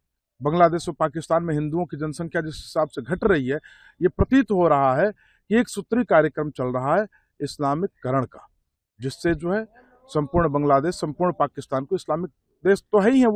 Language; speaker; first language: Hindi; native; Hindi